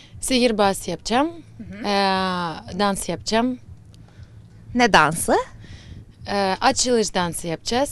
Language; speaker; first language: Turkish; non-native, learner; Russian